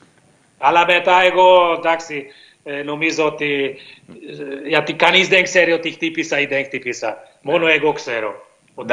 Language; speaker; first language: Greek; non-native, learner; Hungarian